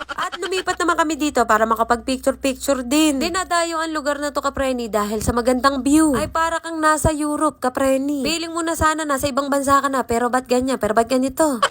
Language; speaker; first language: Filipino; native; Filipino